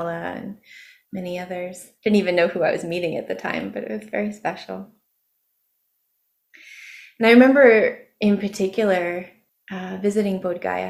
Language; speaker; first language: English; native; English